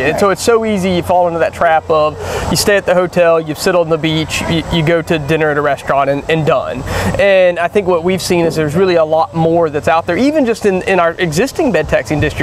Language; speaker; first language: English; native; English